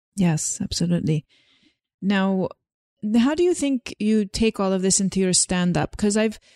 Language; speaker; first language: English; non-native, fluent; Slovenian